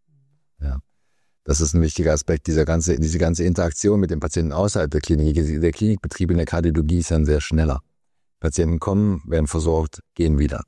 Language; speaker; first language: German; native; German